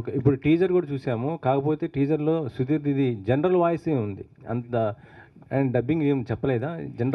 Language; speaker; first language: Telugu; native; Telugu